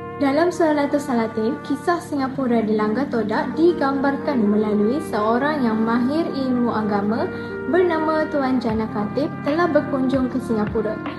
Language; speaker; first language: Malay; native; Malay